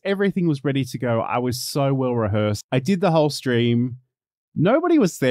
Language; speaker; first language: English; native; English